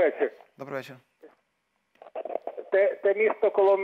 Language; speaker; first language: Ukrainian; native; Ukrainian